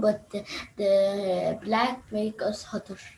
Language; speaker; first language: English; non-native, learner; Arabic